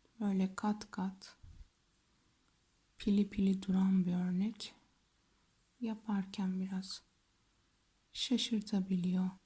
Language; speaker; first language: Turkish; native; Turkish